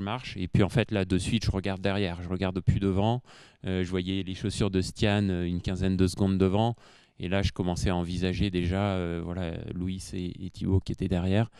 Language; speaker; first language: French; native; French